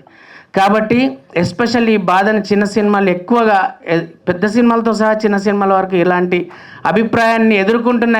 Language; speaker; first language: Telugu; native; Telugu